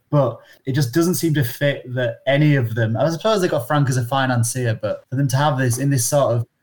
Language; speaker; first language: English; native; English